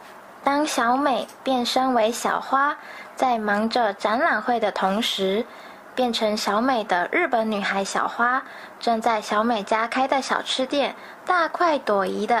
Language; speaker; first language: Chinese; native; Chinese